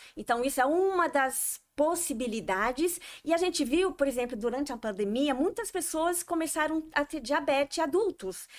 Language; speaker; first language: Portuguese; non-native, fluent; French